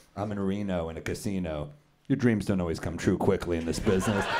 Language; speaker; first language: English; native; English